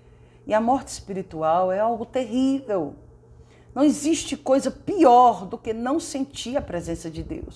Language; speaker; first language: Portuguese; native; Portuguese